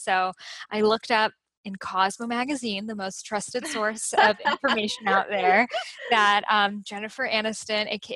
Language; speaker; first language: English; early bilingual, other home language; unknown